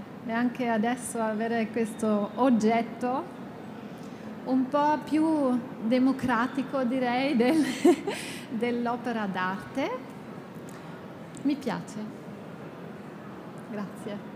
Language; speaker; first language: Italian; non-native, fluent; German